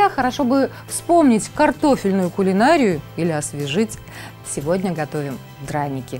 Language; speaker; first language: Russian; native; Russian